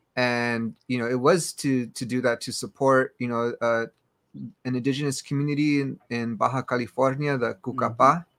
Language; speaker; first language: English; native; English